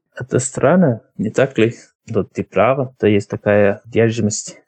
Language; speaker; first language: Russian; non-native, fluent; English